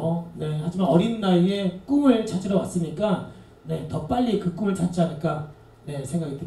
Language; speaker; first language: Korean; native; Korean